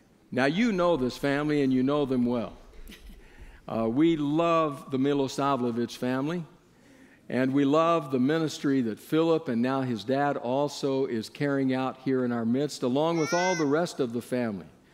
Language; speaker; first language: English; native; English